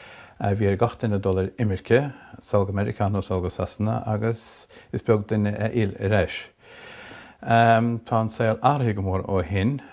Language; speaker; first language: Irish; non-native, local second language; English